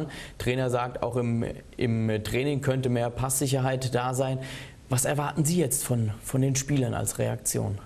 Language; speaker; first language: German; native; German